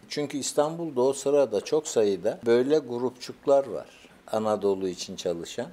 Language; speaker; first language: Turkish; native; Turkish